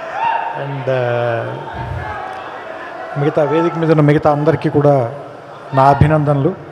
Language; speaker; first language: Telugu; native; Telugu